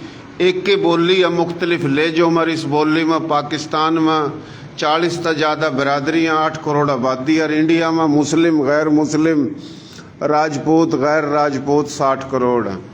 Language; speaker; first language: Hindi; non-native, local second language; Marwari